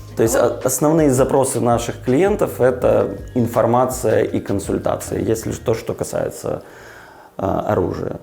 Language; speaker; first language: Russian; native; Russian